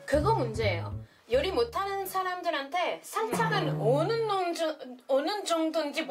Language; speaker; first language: Korean; non-native, fluent; French